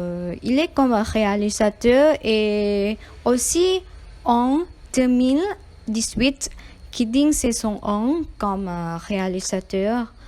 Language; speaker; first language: French; non-native, learner; Thai